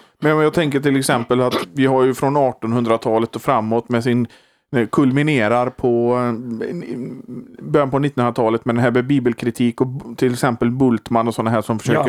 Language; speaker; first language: Swedish; native; Swedish